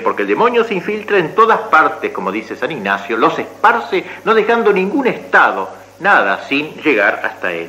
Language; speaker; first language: Spanish; native; Spanish